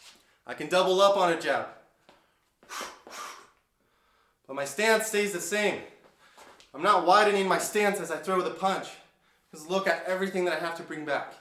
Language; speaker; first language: English; native; English